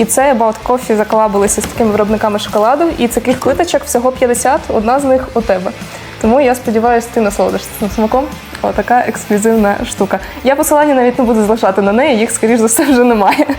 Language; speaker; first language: Ukrainian; native; Ukrainian